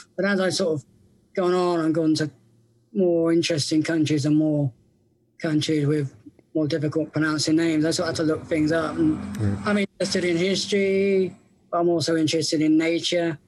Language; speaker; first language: English; native; English